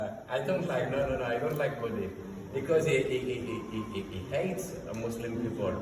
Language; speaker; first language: English; non-native, learner; French